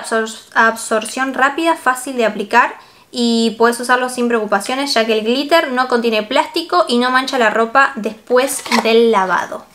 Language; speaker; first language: Spanish; native; Spanish